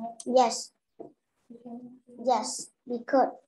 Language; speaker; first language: English; non-native, learner; Vietnamese